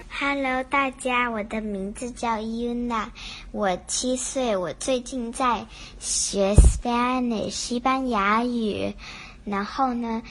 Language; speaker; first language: Chinese; early bilingual, heritage; Chinese